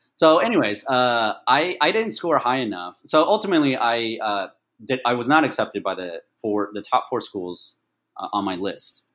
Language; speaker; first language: English; early bilingual, other home language; Chinese